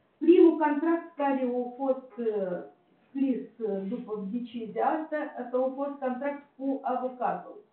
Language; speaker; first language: Romanian; non-native, local second language; Russian